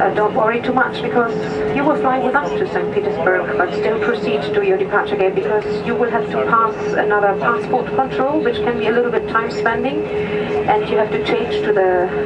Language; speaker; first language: English; non-native, fluent; German